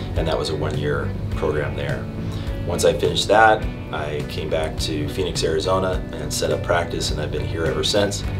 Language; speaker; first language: English; native; English